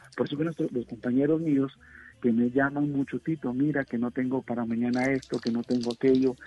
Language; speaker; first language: Spanish; native; Spanish